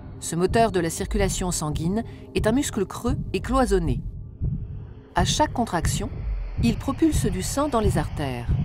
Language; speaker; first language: French; native; French